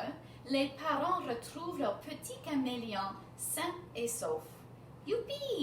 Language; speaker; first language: French; non-native, fluent; English